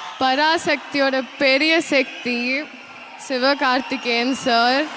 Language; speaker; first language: Tamil; non-native, learner; Telugu